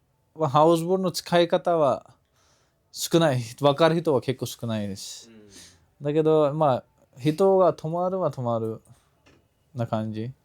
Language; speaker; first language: Japanese; non-native, fluent; Kashmiri